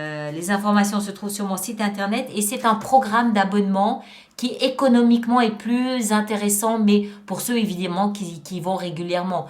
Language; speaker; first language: French; native; French